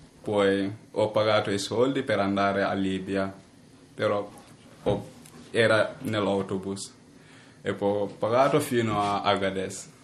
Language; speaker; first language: Italian; non-native, learner; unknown